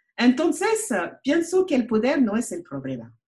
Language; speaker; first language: Spanish; non-native, learner; French